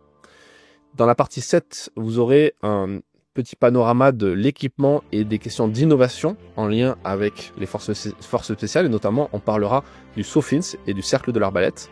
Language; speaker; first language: French; native; French